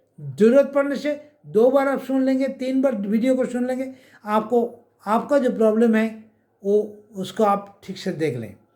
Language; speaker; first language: Hindi; non-native, local second language; Bangla